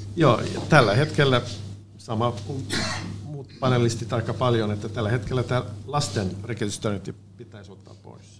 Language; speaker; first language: Finnish; non-native, fluent; Swedish